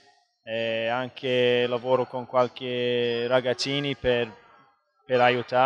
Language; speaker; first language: Italian; non-native, fluent; English